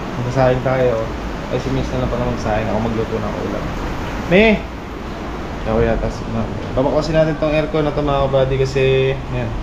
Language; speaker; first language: Filipino; non-native, local second language; Pampanga